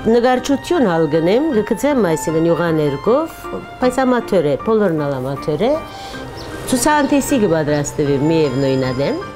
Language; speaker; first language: Armenian; native; Armenian